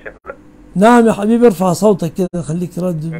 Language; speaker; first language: Arabic; native; Arabic